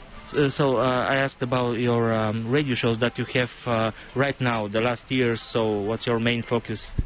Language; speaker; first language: English; non-native, fluent; Bulgarian